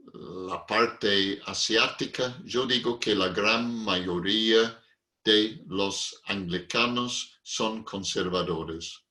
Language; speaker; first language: Spanish; non-native, fluent; English